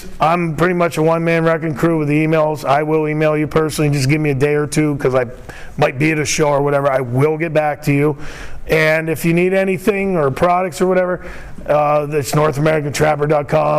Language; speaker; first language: English; native; English